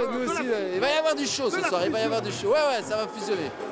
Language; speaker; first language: French; native; French